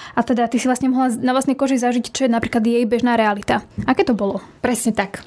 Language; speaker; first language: Slovak; native; Slovak